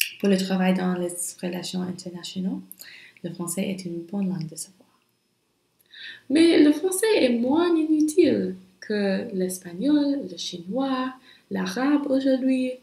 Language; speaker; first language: French; non-native, learner; English